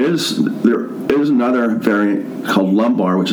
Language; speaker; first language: English; native; English